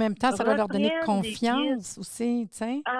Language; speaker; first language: French; native; French